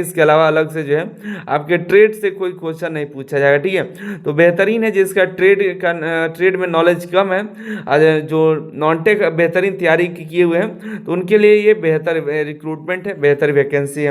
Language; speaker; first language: Hindi; native; Hindi